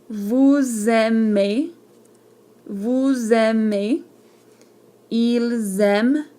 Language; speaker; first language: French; non-native, fluent; English